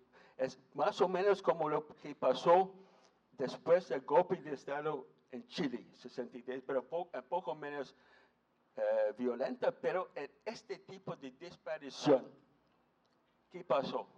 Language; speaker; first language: Spanish; non-native, fluent; English